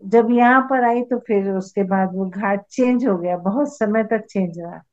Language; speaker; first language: Hindi; native; Hindi